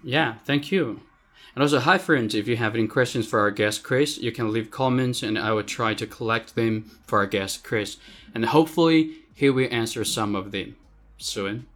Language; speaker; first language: English; non-native, fluent; Chinese